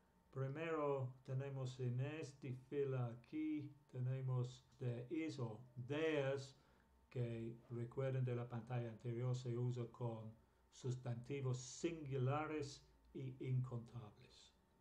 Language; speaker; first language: Spanish; non-native, fluent; English